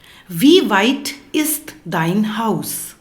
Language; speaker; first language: German; non-native, fluent; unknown